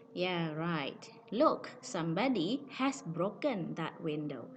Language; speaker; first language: English; non-native, fluent; Indonesian